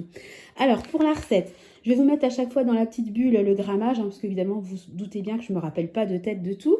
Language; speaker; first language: French; native; French